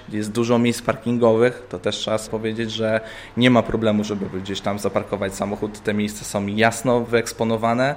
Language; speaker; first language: Polish; native; Polish